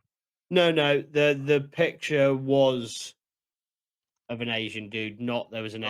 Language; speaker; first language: English; native; English